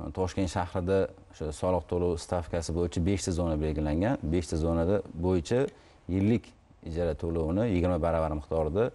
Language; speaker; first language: Uzbek; native; Uzbek